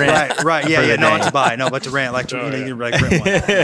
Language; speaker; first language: English; native; English